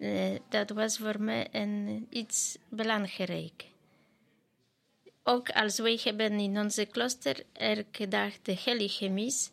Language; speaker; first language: Dutch; non-native, fluent; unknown